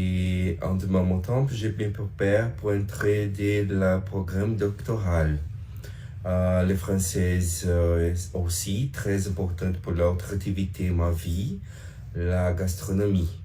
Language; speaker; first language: French; non-native, learner; Portuguese